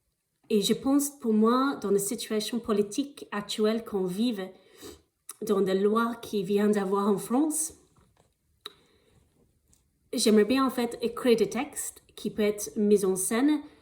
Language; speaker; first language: French; non-native, fluent; English